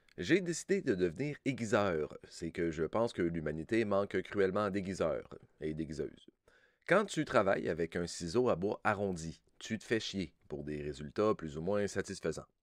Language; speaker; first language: French; native; French